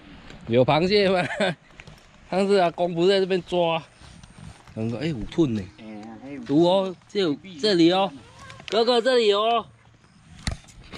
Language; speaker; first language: Chinese; native; Chinese